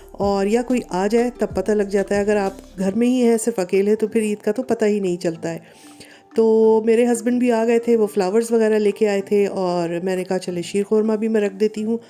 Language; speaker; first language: Urdu; native; Urdu